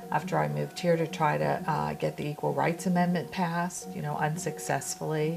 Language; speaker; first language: English; native; English